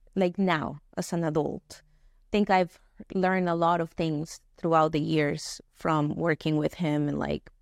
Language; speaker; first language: English; non-native, fluent; Spanish